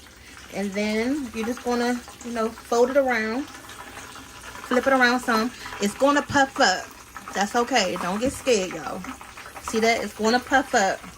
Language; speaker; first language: English; native; English